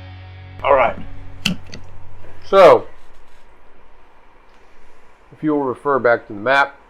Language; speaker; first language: English; native; English